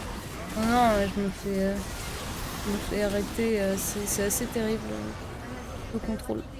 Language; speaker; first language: French; native; French